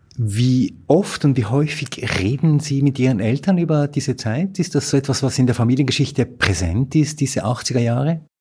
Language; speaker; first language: German; native; German